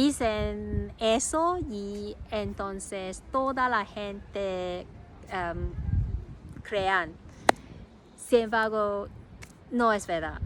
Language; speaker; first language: Spanish; non-native, learner; Cantonese